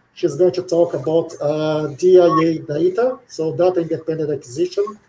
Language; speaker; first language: English; non-native, fluent; Portuguese